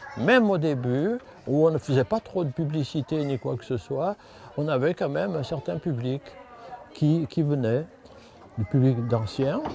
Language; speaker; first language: French; native; French